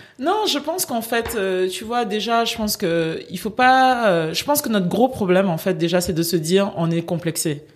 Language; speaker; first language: French; native; French